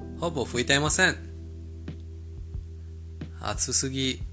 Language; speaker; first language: Japanese; non-native, fluent; Persian